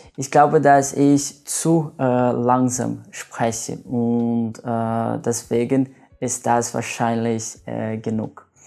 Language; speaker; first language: German; non-native, learner; Portuguese